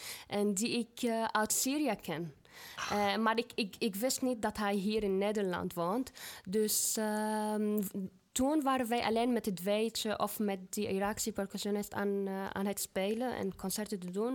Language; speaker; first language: Dutch; non-native, learner; Arabic